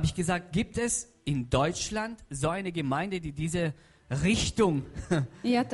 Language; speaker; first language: German; non-native, fluent; Russian